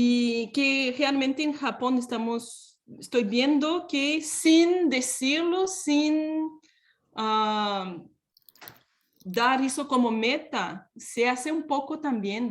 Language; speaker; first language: Spanish; non-native, fluent; French